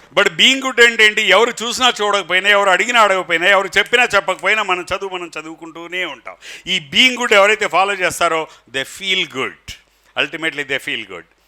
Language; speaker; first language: Telugu; native; Telugu